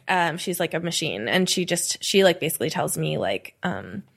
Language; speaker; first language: English; native; English